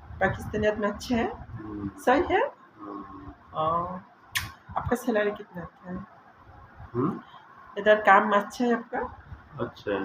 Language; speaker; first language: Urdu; non-native, learner; Bangla